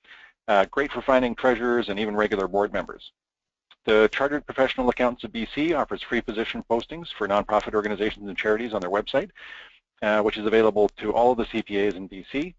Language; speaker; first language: English; native; English